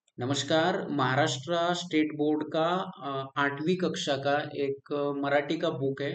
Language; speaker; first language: Hindi; non-native, local second language; Marathi